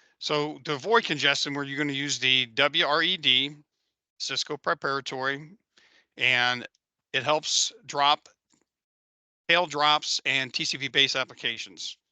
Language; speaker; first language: English; native; English